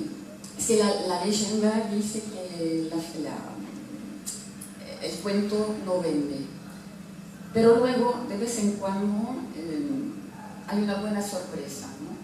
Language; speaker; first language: Spanish; non-native, fluent; French